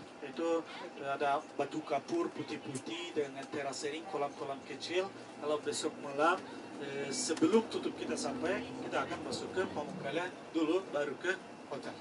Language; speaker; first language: Indonesian; non-native, fluent; Turkish